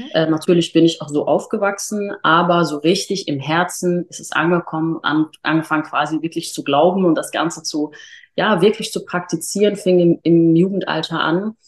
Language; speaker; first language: German; early bilingual, other home language; Arabic